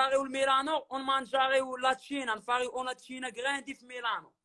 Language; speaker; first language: Italian; non-native, learner; Arabic